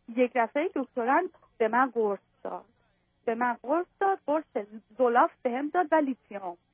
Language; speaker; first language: Persian; native; Persian